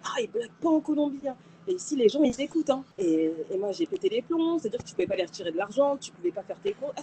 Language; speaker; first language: French; native; French